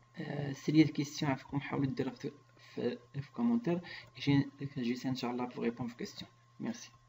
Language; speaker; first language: French; non-native, local second language; Arabic